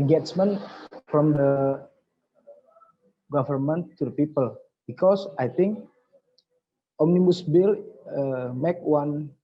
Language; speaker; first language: English; non-native, learner; Indonesian